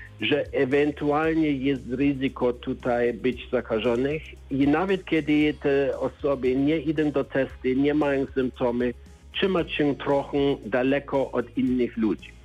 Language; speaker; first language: Polish; non-native, learner; German